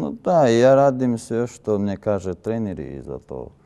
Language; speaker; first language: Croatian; non-native, learner; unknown